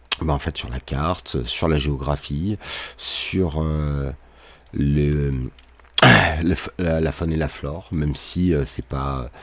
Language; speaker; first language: French; native; French